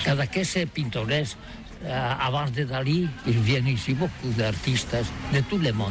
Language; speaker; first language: French; non-native, learner; Catalan